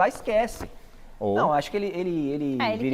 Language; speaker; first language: Portuguese; native; Portuguese